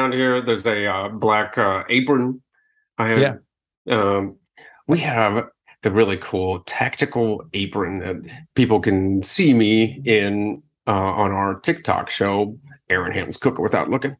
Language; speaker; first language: English; native; English